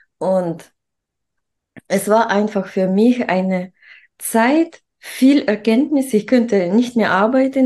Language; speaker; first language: German; non-native, fluent; Russian